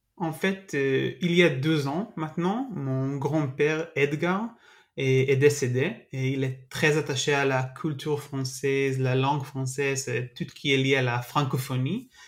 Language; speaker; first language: French; non-native, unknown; Hebrew